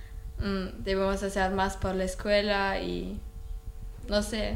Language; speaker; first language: Spanish; non-native, learner; German